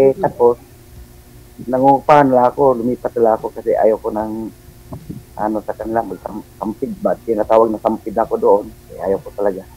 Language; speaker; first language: Filipino; non-native, local second language; Cebuano